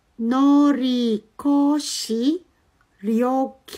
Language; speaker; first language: Japanese; non-native, fluent; Filipino